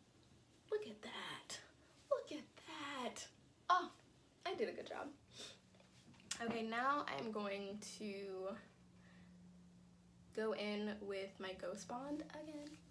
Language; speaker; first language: English; native; English